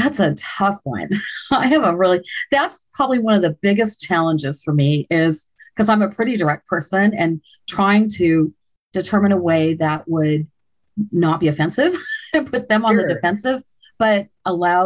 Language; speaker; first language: English; native; English